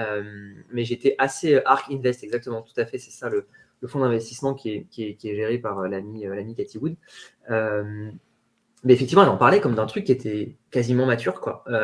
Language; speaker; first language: French; native; French